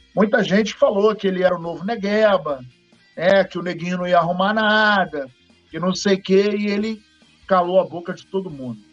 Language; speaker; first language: Portuguese; native; Portuguese